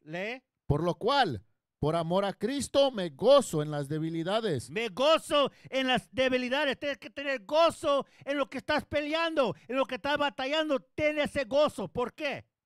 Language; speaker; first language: Spanish; non-native, learner; English